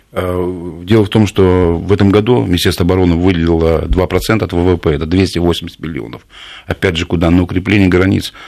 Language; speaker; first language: Russian; native; Russian